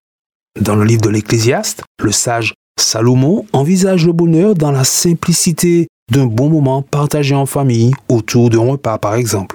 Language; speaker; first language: French; native; French